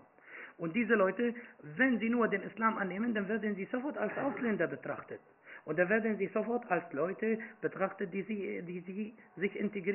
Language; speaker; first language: German; non-native, fluent; Arabic